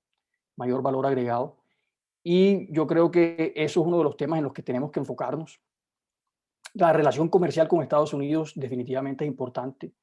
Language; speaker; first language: Spanish; native; Spanish